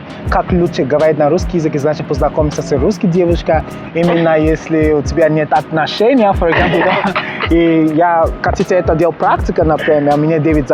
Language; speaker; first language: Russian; non-native, learner; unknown